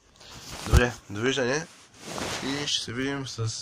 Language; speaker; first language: Bulgarian; native; Bulgarian